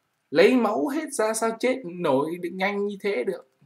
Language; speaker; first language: Vietnamese; native; Vietnamese